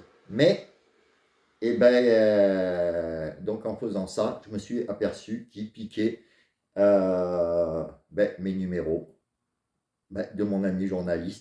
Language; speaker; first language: French; native; French